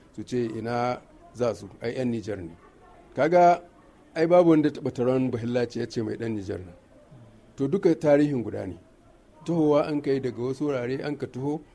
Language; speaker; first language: Hausa; non-native, local second language; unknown